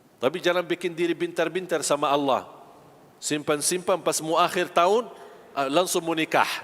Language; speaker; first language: Malay; non-native, fluent; Arabic